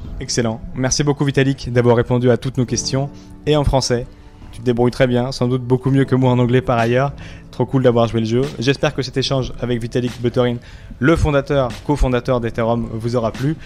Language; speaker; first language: French; native; French